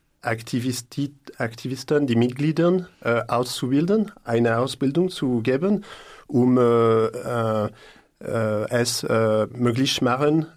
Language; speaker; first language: German; non-native, learner; French